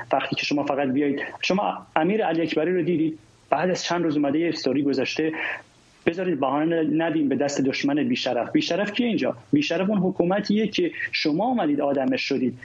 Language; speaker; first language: Persian; non-native, local second language; Kurdish